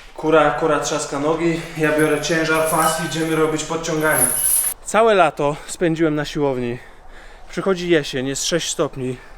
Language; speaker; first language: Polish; early bilingual, heritage; Polish